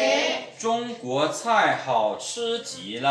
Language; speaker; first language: Chinese; non-native, fluent; Lao